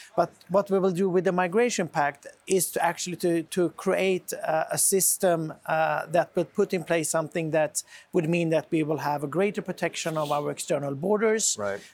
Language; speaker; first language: English; non-native, fluent; Swedish